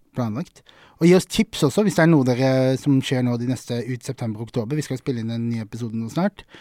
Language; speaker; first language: Norwegian; native; Norwegian